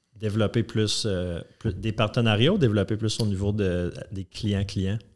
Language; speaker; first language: French; native; French